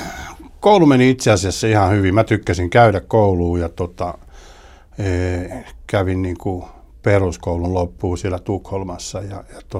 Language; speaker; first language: Finnish; early bilingual, heritage; Finnish